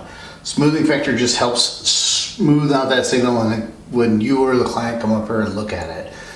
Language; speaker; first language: English; native; English